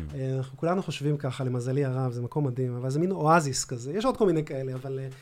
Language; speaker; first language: Hebrew; native; Hebrew